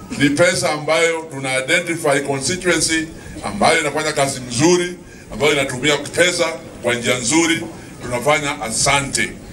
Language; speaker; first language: Swahili; native; Swahili